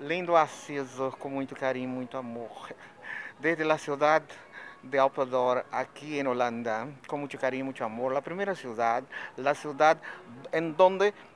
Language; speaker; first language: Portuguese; non-native, fluent; Spanish